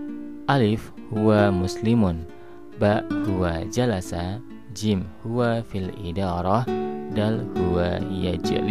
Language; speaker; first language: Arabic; non-native, fluent; Indonesian